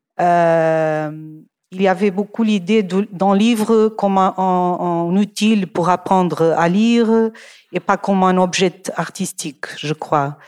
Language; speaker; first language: French; non-native, fluent; Portuguese